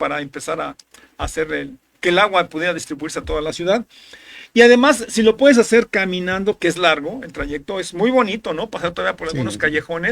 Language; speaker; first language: Spanish; native; Spanish